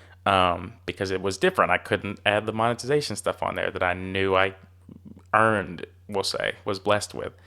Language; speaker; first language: English; native; English